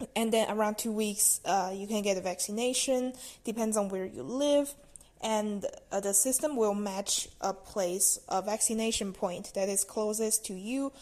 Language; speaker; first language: English; non-native, fluent; Chinese